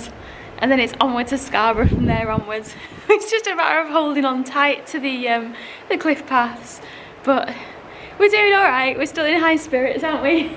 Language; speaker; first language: English; native; English